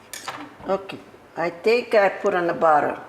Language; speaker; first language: English; non-native, learner; Italian